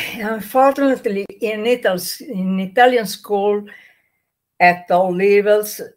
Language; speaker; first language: English; non-native, learner; Italian